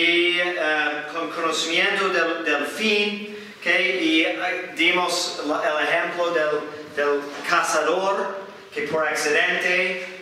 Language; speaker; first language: Spanish; non-native, fluent; English